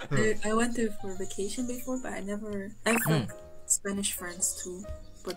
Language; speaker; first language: English; non-native, fluent; German